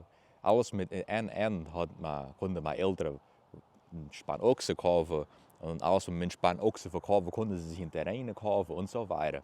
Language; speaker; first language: German; early bilingual, heritage; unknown